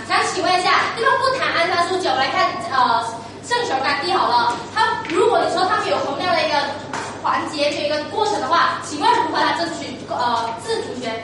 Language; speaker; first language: Chinese; native; Chinese